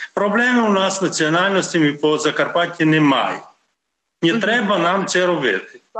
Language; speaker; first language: Ukrainian; non-native, local second language; Hungarian